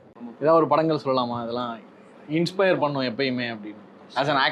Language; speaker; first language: Tamil; native; Tamil